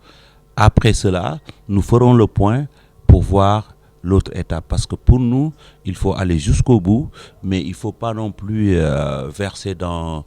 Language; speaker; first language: French; non-native, local second language; Wolof